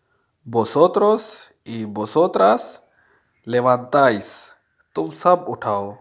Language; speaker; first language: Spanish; non-native, fluent; Urdu